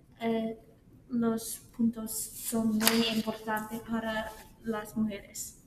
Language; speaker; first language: Spanish; non-native, learner; English